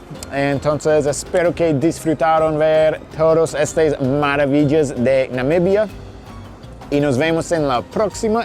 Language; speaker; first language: Spanish; non-native, fluent; English